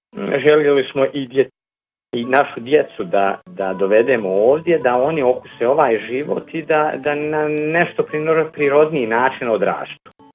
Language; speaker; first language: Bosnian; native; Bosnian